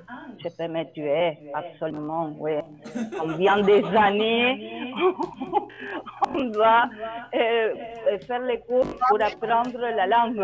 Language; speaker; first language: French; non-native, learner; Spanish